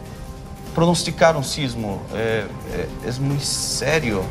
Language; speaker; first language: Spanish; non-native, local second language; Portuguese